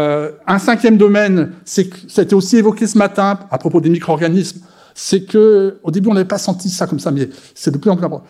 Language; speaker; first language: French; native; French